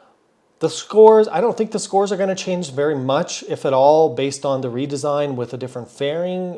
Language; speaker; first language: English; native; English